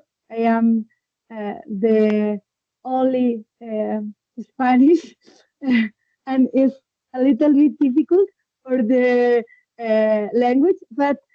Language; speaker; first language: English; non-native, learner; Spanish